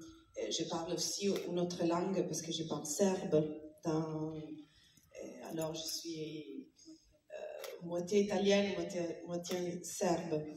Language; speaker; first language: French; non-native, learner; Italian